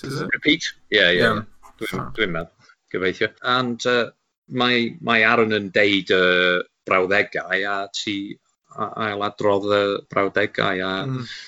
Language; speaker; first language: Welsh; non-native, local second language; English